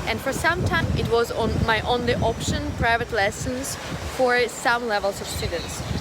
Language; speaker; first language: English; non-native, fluent; Russian